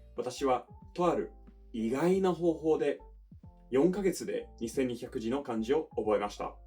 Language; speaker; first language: Japanese; non-native, fluent; English